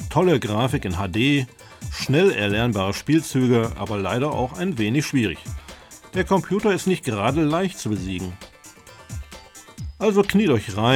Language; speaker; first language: German; native; German